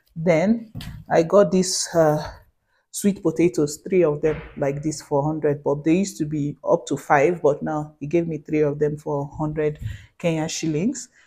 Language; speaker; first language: English; non-native, local second language; Hausa